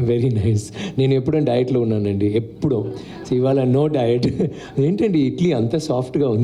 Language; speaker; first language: Telugu; non-native, learner; Tamil